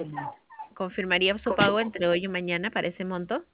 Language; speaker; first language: Spanish; native; Spanish